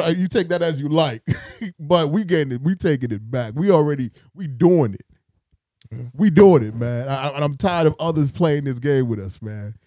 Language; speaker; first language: English; native; English